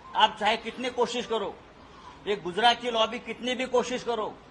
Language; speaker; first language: Hindi; non-native, local second language; Marathi